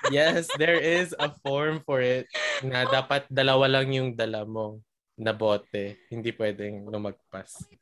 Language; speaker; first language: Filipino; early bilingual, heritage; Filipino